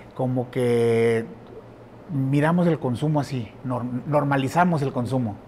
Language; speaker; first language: Spanish; native; Spanish